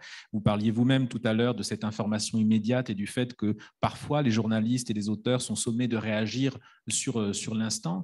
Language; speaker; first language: French; native; French